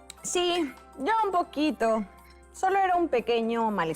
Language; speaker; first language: Spanish; native; Spanish